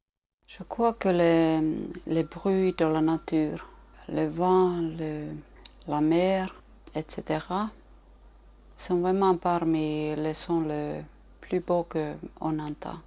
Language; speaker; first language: French; non-native, fluent; Finnish